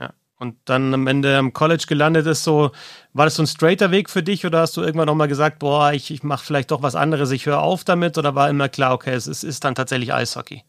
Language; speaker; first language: German; native; German